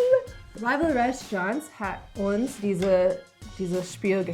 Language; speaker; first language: German; non-native, learner; English